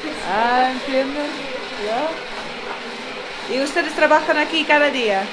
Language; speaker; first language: Spanish; non-native, learner; Dutch